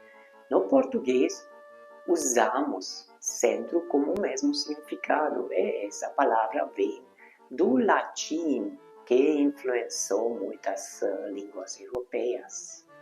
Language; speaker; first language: Portuguese; non-native, fluent; Hungarian